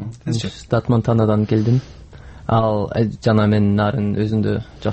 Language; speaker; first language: Kyrgyz; non-native, learner; English